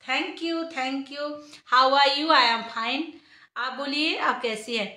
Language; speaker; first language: Hindi; non-native, local second language; Bangla